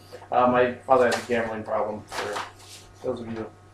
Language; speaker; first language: English; native; English